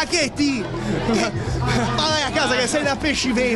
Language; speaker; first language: Italian; native; Italian